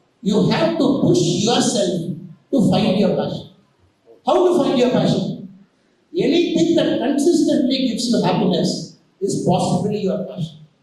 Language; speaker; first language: English; non-native, local second language; Tamil